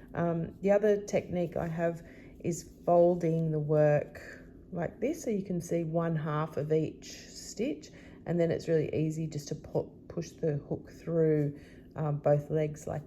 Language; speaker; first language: English; native; English